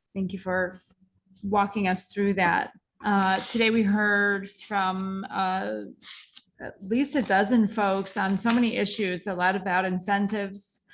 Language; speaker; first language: English; native; English